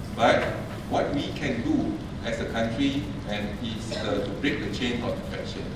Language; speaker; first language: English; non-native, local second language; Malay